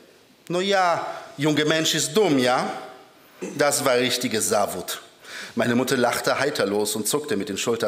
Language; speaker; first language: German; early bilingual, other home language; Polish